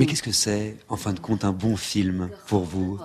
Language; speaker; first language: French; native; French